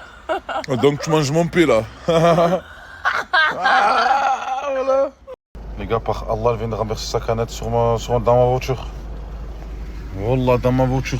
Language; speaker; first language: French; native; French